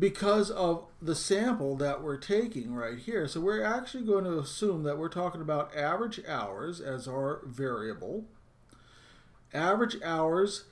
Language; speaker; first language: English; native; English